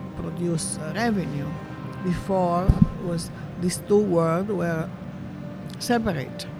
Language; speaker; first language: English; non-native, fluent; Italian